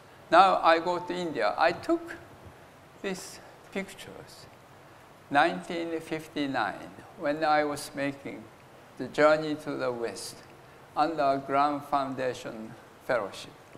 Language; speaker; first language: English; non-native, fluent; Japanese